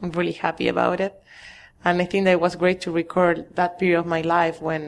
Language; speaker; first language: English; non-native, fluent; Spanish